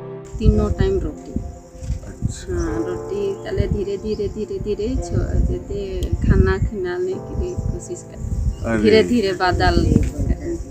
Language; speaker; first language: Hindi; non-native, local second language; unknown